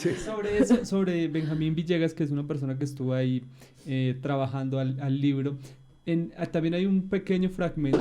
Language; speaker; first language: Spanish; native; Spanish